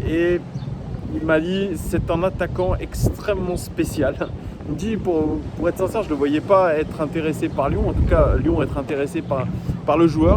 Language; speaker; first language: French; native; French